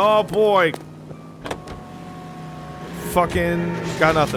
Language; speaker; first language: English; native; English